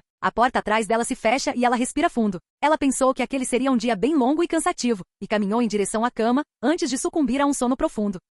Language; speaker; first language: Portuguese; native; Portuguese